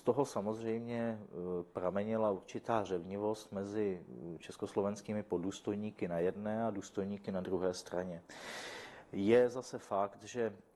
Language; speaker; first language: Czech; native; Czech